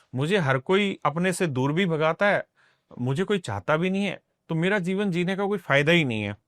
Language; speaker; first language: Hindi; non-native, local second language; Punjabi